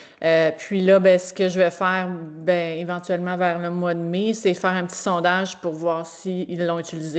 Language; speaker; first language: French; native; French